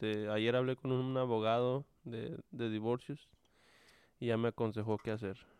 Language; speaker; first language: Spanish; early bilingual, heritage; Spanish